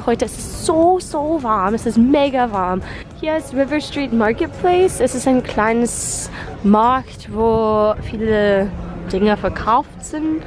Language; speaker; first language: German; non-native, learner; English